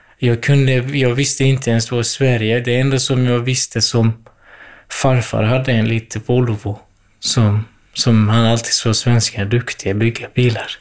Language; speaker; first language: Swedish; non-native, fluent; Kurdish